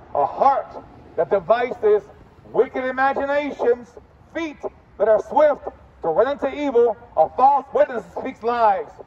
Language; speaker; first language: English; native; English